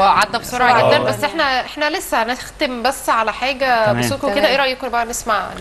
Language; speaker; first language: Arabic; native; Arabic